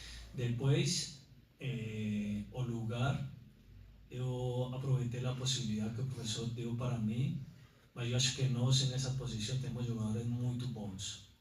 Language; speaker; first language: Portuguese; non-native, learner; Spanish